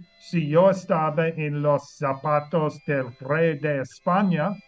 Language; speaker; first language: Spanish; non-native, learner; English